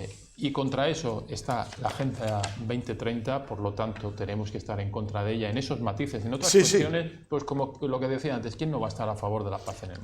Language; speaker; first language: Spanish; native; Spanish